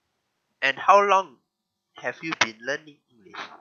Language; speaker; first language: English; non-native, learner; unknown